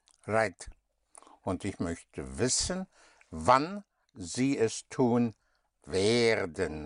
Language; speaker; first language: German; non-native, fluent; English